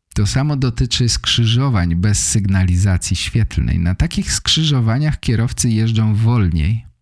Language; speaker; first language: Polish; native; Polish